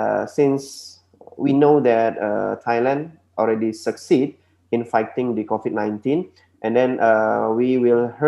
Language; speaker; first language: English; non-native, local second language; Indonesian